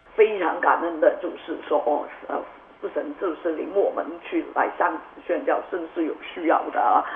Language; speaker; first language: Chinese; non-native, local second language; Cantonese